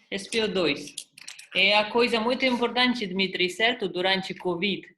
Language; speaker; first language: Portuguese; non-native, fluent; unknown